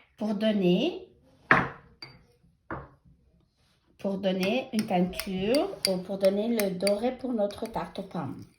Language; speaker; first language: French; non-native, fluent; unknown